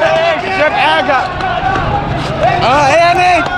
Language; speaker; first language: Arabic; native; Arabic